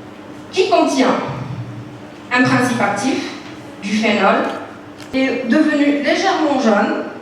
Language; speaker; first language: French; non-native, local second language; Arabic